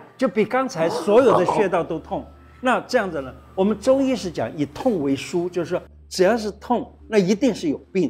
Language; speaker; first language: Chinese; native; Chinese